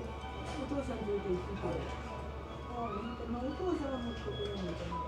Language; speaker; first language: Japanese; native; Japanese